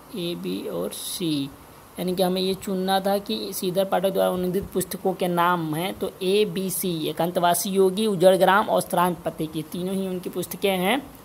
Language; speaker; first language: Hindi; native; Hindi